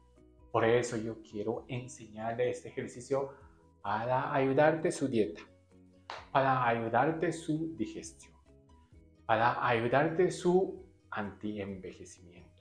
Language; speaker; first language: Spanish; non-native, learner; Japanese